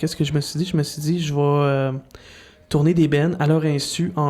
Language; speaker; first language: French; native; French